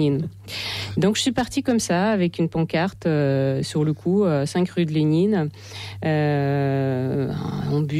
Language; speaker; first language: French; non-native, fluent; Russian